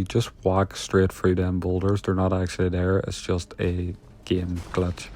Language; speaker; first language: English; native; English